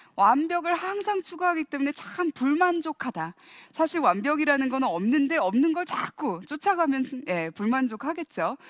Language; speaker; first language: Korean; early bilingual, heritage; Korean